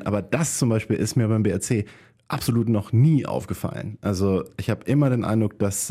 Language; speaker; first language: German; native; German